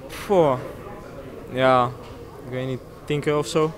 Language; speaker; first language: Dutch; non-native, fluent; Czech